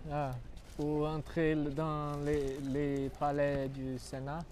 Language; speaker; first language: French; non-native, learner; Portuguese